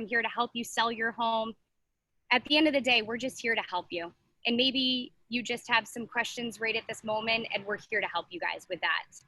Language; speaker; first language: English; native; English